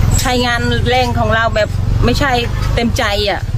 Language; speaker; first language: Thai; non-native, fluent; Khmer